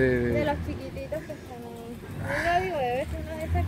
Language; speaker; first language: Spanish; native; Spanish